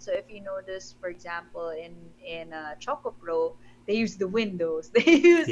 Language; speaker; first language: English; non-native, local second language; Filipino